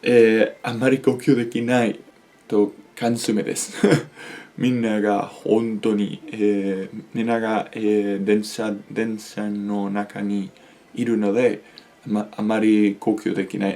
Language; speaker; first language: Japanese; non-native, learner; Spanish